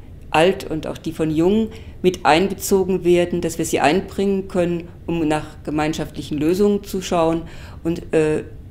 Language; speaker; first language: German; native; German